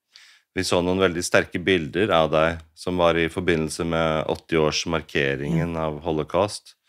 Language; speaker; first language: Norwegian; native; Norwegian